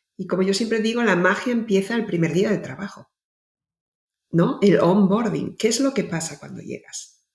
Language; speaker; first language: Spanish; native; Spanish